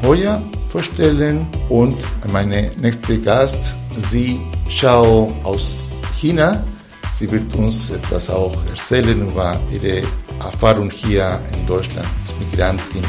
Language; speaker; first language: German; non-native, fluent; Spanish